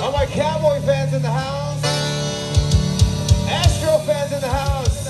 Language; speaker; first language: English; early bilingual, other home language; Spanish